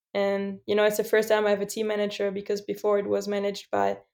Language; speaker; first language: English; non-native, fluent; German